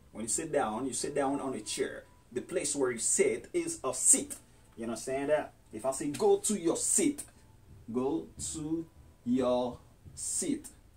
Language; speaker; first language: English; non-native, fluent; Haitian Creole